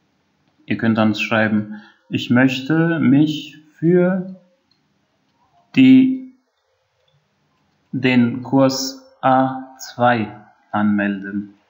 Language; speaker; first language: German; non-native, fluent; Albanian